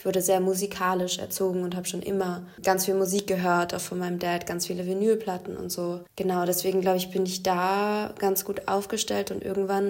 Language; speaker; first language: German; native; German